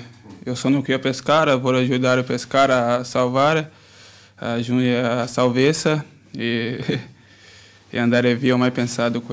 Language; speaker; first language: Italian; non-native, learner; Portuguese